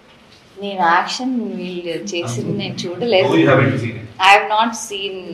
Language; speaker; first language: Telugu; non-native, fluent; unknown